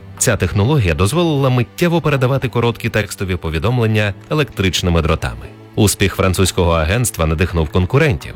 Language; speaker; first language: Ukrainian; native; Ukrainian